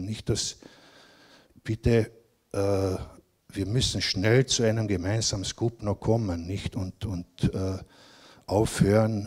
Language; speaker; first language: German; non-native, local second language; Slovenian